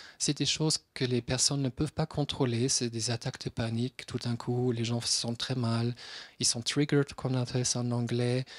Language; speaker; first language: French; non-native, fluent; German